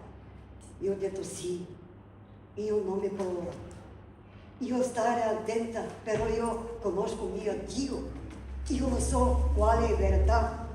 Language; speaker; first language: Italian; non-native, learner; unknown